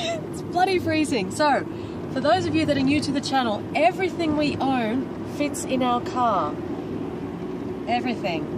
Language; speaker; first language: English; native; English